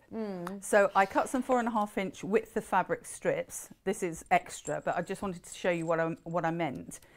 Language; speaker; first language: English; native; English